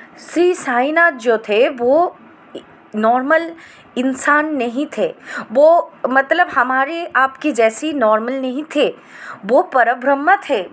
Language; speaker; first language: Hindi; non-native, local second language; Bangla